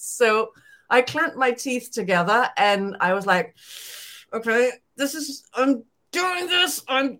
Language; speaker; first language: English; non-native, fluent; Danish